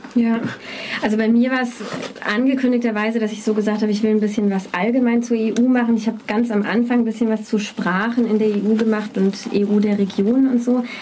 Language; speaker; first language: German; native; German